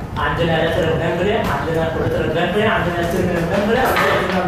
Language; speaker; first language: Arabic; native; Arabic